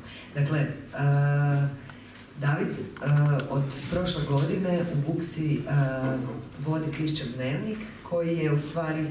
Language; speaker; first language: Croatian; native; Croatian